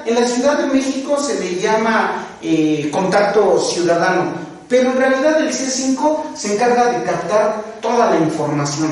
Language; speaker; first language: Spanish; native; Spanish